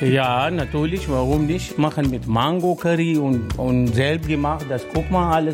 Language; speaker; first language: German; non-native, learner; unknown